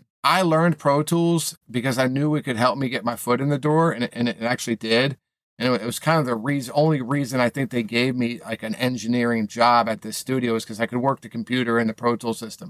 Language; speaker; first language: English; native; English